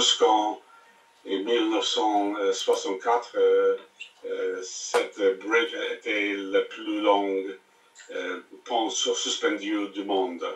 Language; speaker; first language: French; non-native, learner; English